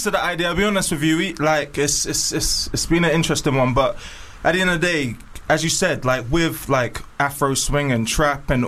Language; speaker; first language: English; native; English